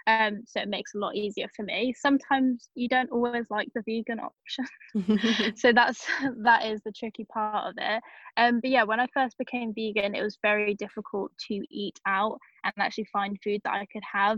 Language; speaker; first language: English; native; English